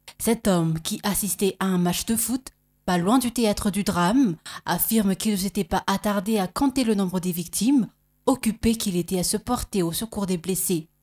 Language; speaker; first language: French; non-native, local second language; Malagasy